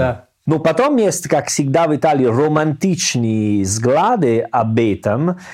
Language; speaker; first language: Russian; non-native, learner; Italian